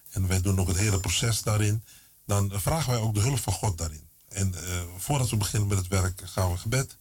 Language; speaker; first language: Dutch; native; Dutch